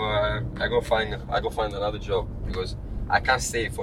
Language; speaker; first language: English; non-native, learner; Italian